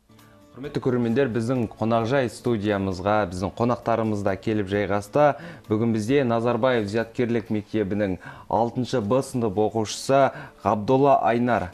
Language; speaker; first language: Kazakh; native; Kazakh